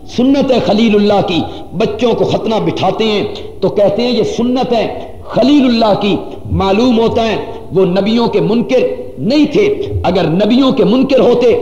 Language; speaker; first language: Urdu; non-native, local second language; Punjabi